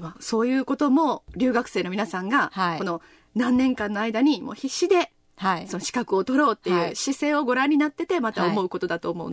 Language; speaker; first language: Japanese; native; Japanese